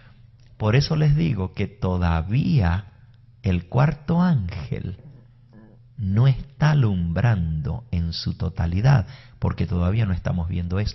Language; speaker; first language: Spanish; native; Spanish